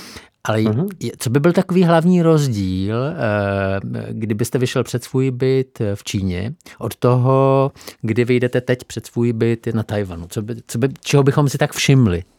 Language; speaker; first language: Czech; native; Czech